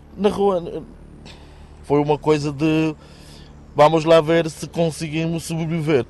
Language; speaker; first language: Portuguese; non-native, fluent; Romanian